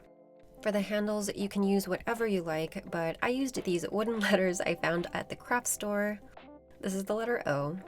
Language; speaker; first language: English; native; English